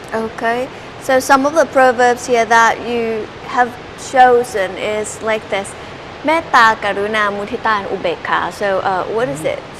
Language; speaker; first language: English; non-native, fluent; Thai